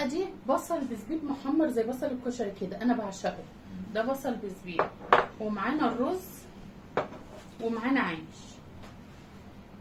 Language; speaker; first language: Arabic; native; Arabic